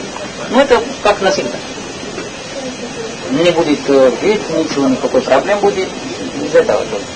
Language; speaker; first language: Russian; non-native, learner; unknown